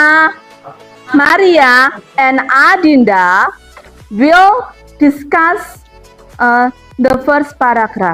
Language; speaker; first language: English; non-native, fluent; Indonesian